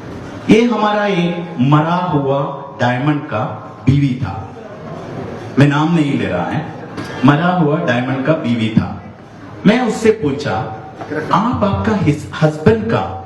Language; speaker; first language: Hindi; non-native, fluent; Bangla